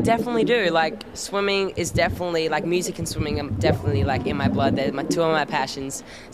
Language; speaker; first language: English; native; English